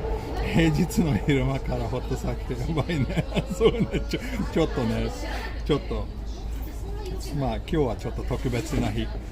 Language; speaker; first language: Japanese; non-native, fluent; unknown